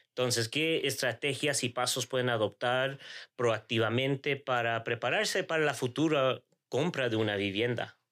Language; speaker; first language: Spanish; native; Spanish